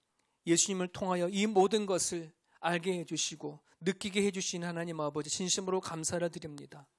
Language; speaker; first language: Korean; native; Korean